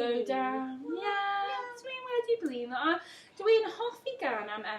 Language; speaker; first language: Welsh; non-native, learner; English